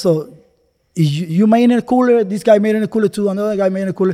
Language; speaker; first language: English; non-native, fluent; Spanish